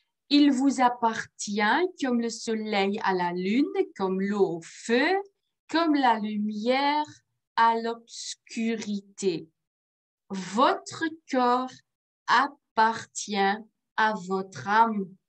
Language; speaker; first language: French; non-native, fluent; Dutch